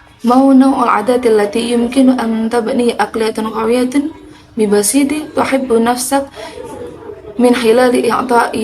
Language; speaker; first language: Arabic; non-native, learner; Indonesian